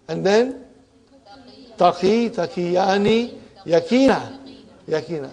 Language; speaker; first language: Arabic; non-native, fluent; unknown